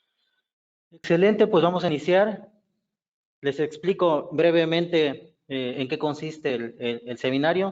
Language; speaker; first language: Spanish; native; Spanish